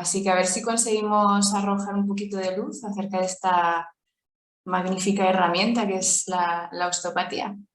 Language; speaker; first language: Spanish; early bilingual, heritage; Spanish